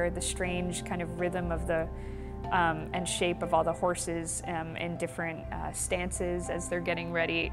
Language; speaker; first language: English; native; English